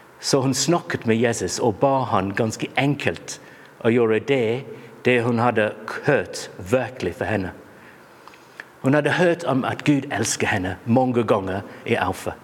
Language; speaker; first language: Norwegian; non-native, fluent; English